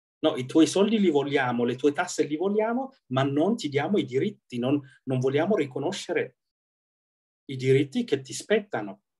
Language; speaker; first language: Italian; non-native, fluent; Tigrinya